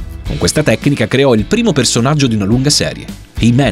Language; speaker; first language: Italian; native; Italian